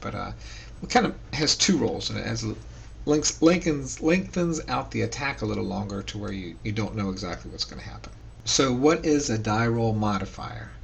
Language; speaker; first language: English; native; English